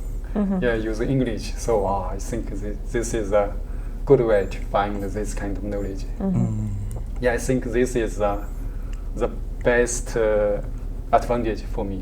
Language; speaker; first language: English; non-native, learner; Chinese